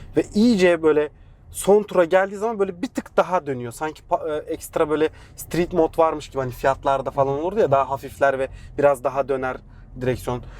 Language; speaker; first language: Turkish; native; Turkish